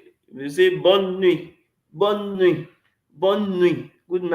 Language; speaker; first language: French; non-native, fluent; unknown